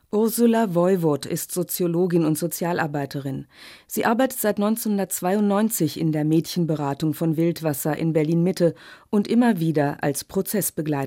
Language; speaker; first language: German; native; German